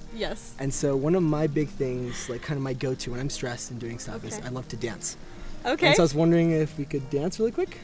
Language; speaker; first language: English; native; English